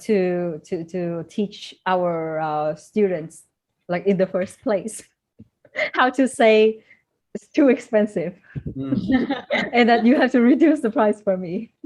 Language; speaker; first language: English; non-native, fluent; Vietnamese